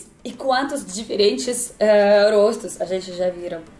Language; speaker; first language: Portuguese; non-native, learner; Russian